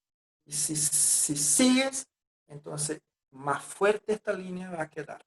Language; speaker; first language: Spanish; non-native, fluent; Portuguese